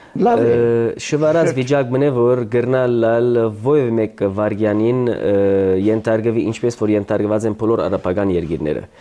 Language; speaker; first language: Armenian; early bilingual, heritage; Armenian